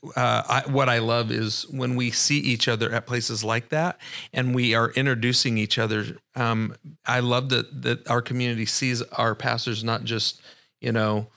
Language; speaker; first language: English; native; English